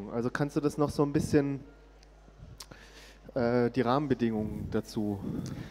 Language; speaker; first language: German; native; German